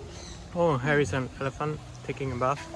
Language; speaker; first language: English; non-native, learner; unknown